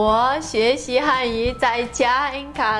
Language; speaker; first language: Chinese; non-native, fluent; Portuguese